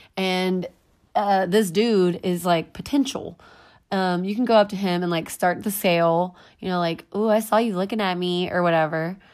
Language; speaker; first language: English; native; English